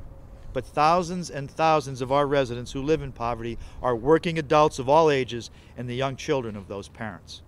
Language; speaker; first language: English; native; English